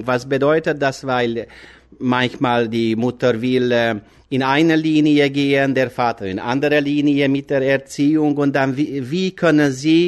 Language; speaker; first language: German; non-native, fluent; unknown